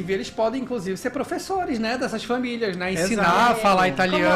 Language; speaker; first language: Portuguese; native; Portuguese